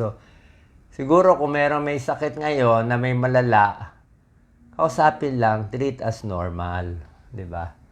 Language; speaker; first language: Filipino; native; Filipino